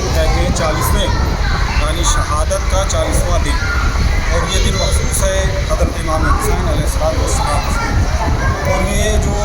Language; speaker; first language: Urdu; non-native, local second language; Punjabi